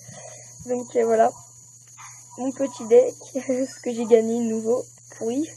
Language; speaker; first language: French; native; French